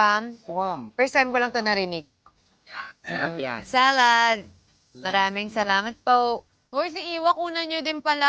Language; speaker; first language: Filipino; native; Filipino